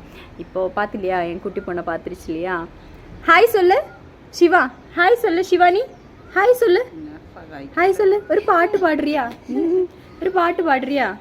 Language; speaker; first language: Tamil; non-native, learner; Malayalam